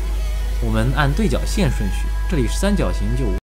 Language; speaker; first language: Chinese; native; Chinese